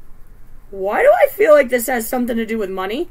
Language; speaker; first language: English; native; English